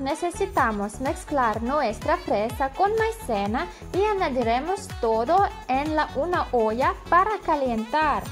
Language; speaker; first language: Spanish; non-native, learner; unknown